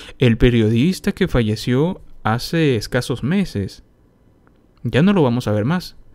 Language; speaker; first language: Spanish; native; Spanish